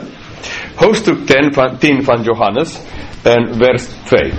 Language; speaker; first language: Dutch; non-native, fluent; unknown